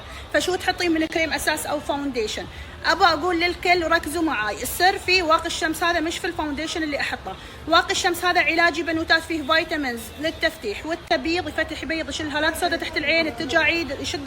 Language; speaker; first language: Arabic; native; Arabic